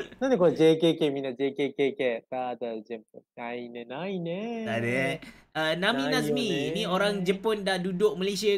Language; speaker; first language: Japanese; non-native, fluent; Malay